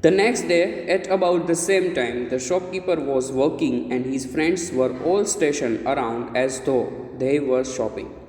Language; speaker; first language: English; non-native, local second language; Gujarati